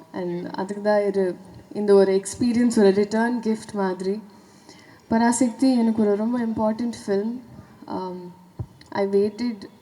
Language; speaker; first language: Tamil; non-native, learner; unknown